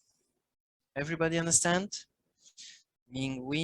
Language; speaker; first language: English; non-native, learner; French